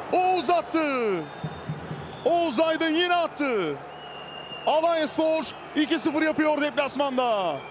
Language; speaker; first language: Turkish; native; Turkish